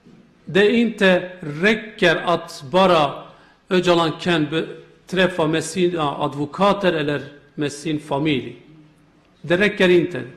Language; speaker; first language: Swedish; non-native, learner; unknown